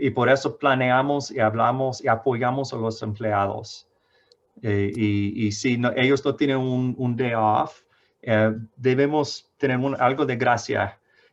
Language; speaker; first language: Spanish; non-native, fluent; English